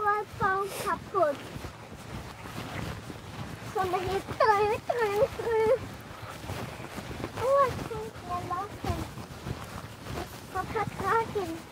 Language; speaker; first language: German; early bilingual, other home language; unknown